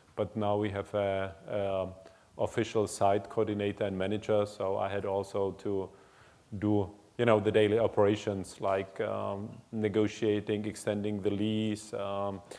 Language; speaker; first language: English; non-native, fluent; German